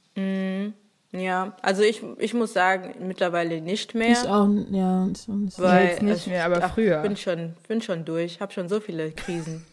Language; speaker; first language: German; early bilingual, other home language; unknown